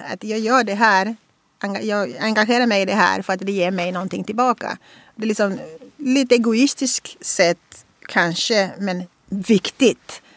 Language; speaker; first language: Swedish; non-native, fluent; Portuguese